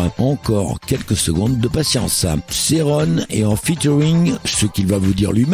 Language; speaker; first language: French; native; French